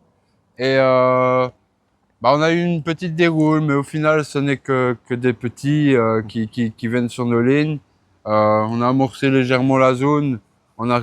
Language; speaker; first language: French; native; French